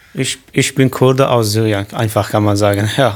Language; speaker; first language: German; non-native, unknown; Kurdish